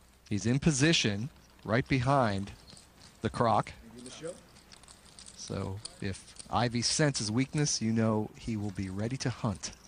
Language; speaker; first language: English; native; English